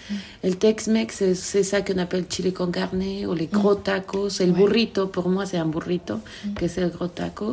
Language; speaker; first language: French; non-native, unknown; Spanish